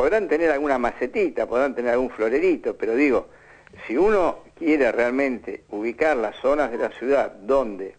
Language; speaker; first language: Spanish; native; Spanish